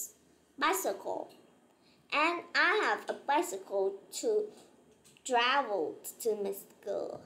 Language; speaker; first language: English; non-native, learner; Vietnamese